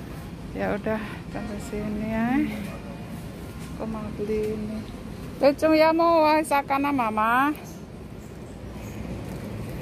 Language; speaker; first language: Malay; non-native, local second language; Javanese